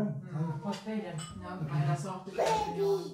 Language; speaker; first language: German; non-native, learner; Indonesian